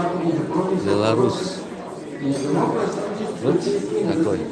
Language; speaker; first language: Russian; non-native, learner; Tajik